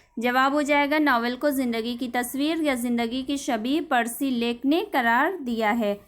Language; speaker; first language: Urdu; native; Urdu